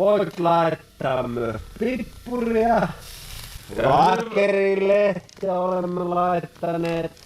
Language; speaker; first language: Finnish; native; Finnish